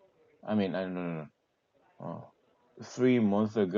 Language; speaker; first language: English; non-native, learner; Korean